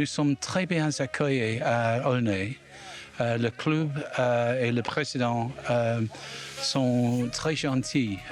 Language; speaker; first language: French; non-native, learner; English